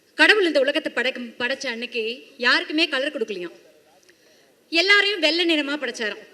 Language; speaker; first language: Tamil; native; Tamil